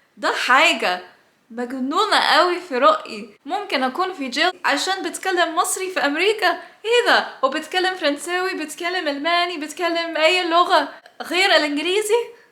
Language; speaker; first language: Egyptian Arabic; non-native, learner; English